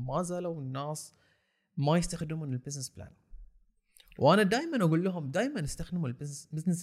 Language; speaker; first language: Arabic; native; Arabic